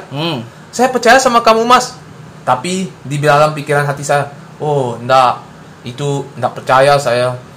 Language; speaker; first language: Indonesian; non-native, local second language; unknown